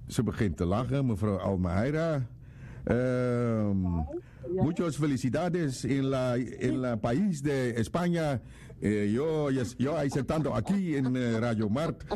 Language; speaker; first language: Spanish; non-native, learner; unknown